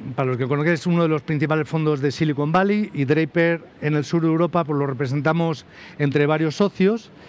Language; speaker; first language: Spanish; native; Spanish